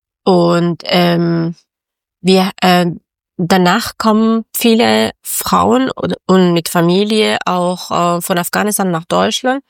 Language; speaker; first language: German; non-native, learner; Persian